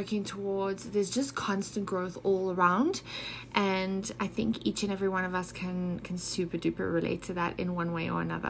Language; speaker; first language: English; native; English